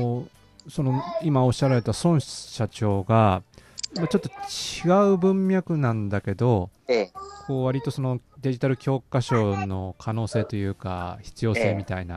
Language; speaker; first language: Japanese; native; Japanese